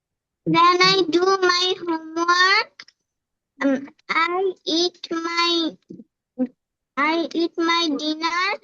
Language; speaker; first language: English; non-native, learner; Bangla